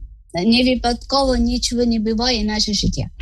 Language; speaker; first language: Ukrainian; non-native, learner; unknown